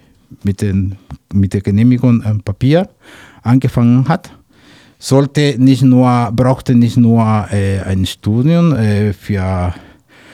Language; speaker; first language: German; non-native, learner; Spanish